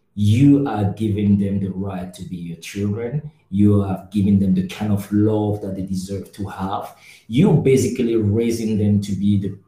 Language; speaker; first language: English; non-native, local second language; French